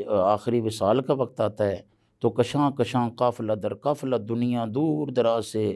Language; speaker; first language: Urdu; non-native, local second language; Punjabi